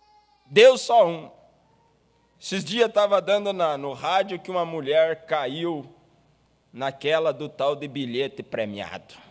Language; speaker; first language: Portuguese; native; Portuguese